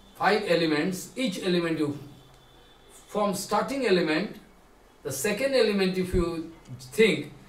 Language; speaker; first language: English; non-native, local second language; Bangla